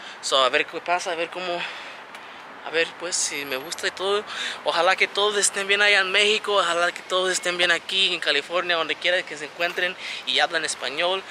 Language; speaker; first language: Spanish; early bilingual, heritage; Spanish